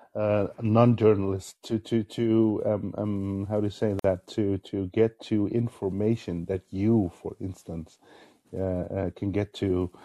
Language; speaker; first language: English; non-native, fluent; Dutch